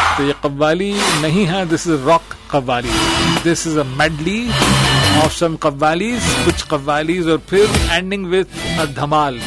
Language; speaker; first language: Urdu; native; Urdu